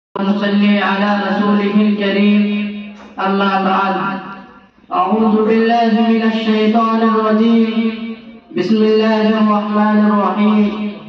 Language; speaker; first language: Urdu; non-native, local second language; Bangla